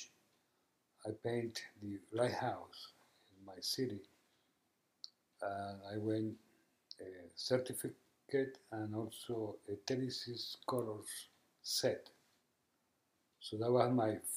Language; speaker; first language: English; non-native, learner; Spanish